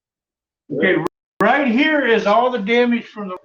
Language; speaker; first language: English; native; English